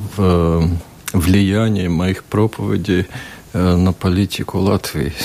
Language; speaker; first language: Russian; non-native, local second language; Latvian